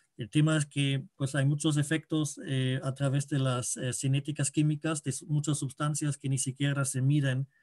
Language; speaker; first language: Spanish; non-native, fluent; German